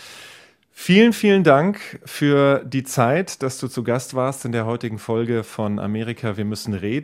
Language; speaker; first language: German; native; German